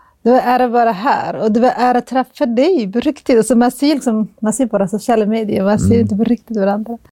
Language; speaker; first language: Swedish; non-native, fluent; Somali